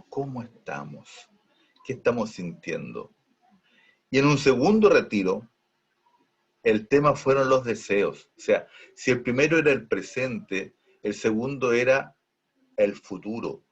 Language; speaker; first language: Spanish; native; Spanish